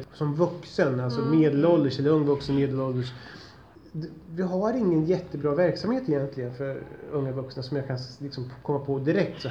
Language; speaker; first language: Swedish; native; Swedish